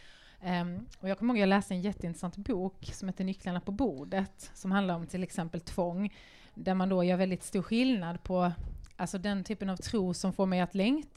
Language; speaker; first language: Swedish; native; Swedish